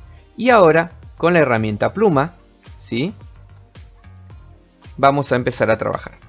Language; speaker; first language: Spanish; native; Spanish